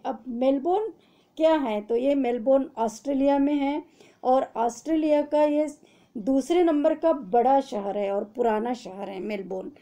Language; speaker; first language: Hindi; non-native, local second language; Marathi